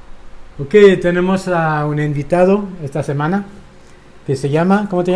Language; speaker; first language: Spanish; non-native, fluent; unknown